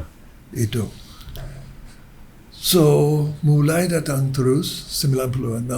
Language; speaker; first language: Indonesian; non-native, learner; English